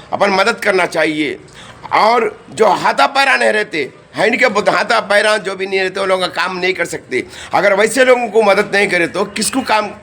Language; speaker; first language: Hindi; non-native, local second language; Urdu